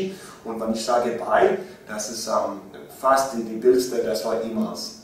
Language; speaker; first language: German; non-native, learner; English